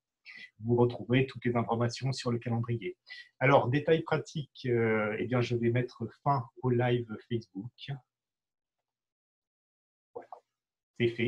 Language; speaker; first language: French; native; French